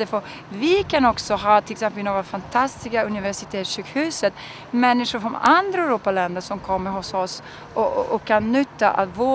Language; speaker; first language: Swedish; non-native, fluent; Italian